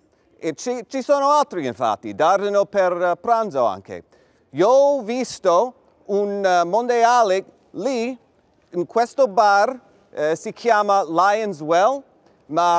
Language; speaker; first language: Italian; non-native, learner; English